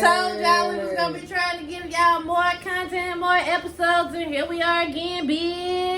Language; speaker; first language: English; native; English